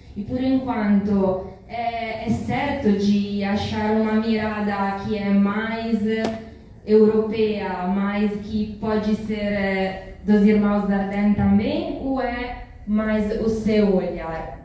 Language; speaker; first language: Portuguese; non-native, learner; Italian